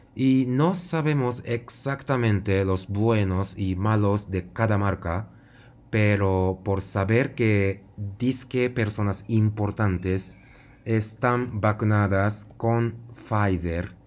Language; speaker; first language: Spanish; non-native, fluent; Japanese